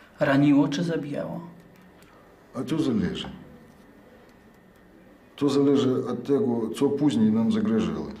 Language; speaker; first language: Polish; non-native, learner; Russian